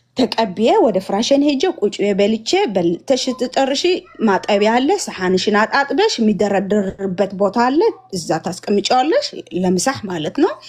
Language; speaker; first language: Amharic; non-native, fluent; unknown